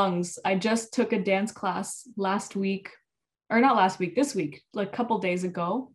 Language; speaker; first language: English; native; English